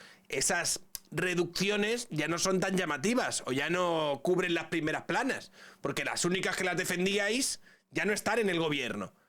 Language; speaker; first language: Spanish; native; Spanish